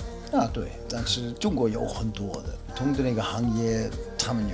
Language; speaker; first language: Chinese; non-native, learner; German